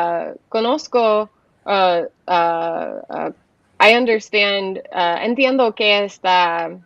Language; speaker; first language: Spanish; non-native, learner; English